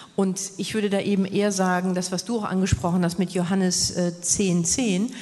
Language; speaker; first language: German; native; German